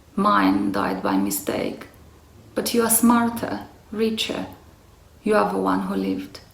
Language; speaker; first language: English; non-native, fluent; Romanian